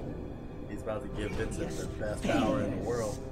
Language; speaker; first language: English; native; English